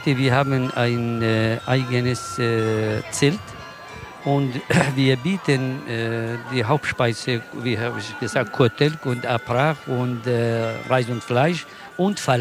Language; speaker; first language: German; non-native, learner; Kurdish